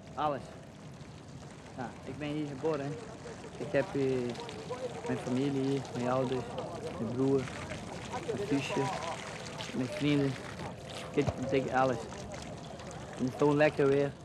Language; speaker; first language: Dutch; non-native, learner; Portuguese